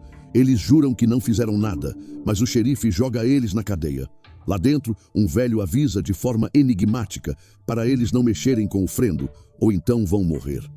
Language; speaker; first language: Portuguese; native; Portuguese